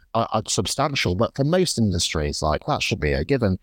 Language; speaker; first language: English; native; English